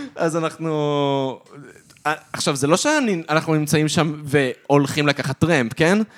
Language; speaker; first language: Hebrew; native; Hebrew